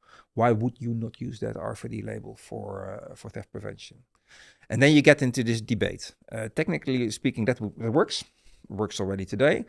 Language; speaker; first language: English; non-native, fluent; Dutch